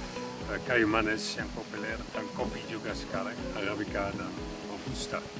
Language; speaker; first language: Indonesian; non-native, fluent; Dutch